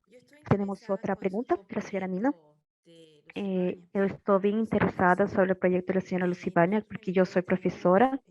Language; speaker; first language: Spanish; non-native, learner; Portuguese